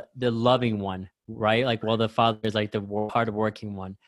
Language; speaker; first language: English; early bilingual, other home language; Spanish